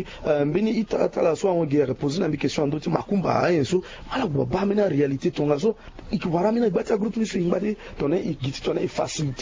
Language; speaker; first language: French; non-native, local second language; Sango